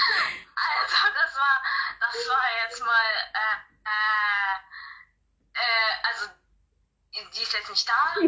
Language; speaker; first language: German; early bilingual, other home language; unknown